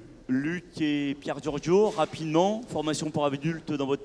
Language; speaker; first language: French; native; French